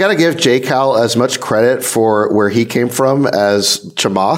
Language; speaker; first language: English; native; English